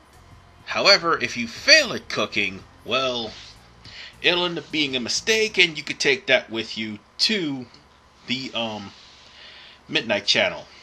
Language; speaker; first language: English; native; English